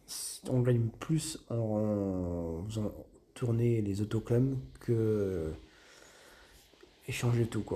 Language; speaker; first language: French; native; French